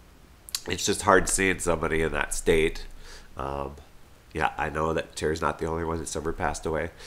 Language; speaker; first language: English; native; English